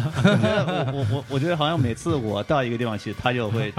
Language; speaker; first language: Chinese; early bilingual, heritage; Chinese